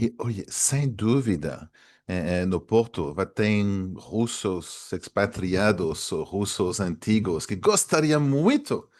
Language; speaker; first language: Portuguese; non-native, fluent; French